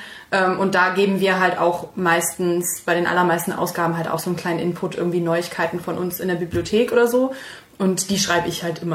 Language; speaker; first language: German; native; German